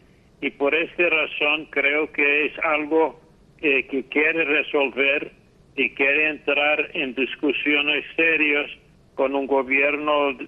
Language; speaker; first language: Spanish; non-native, fluent; English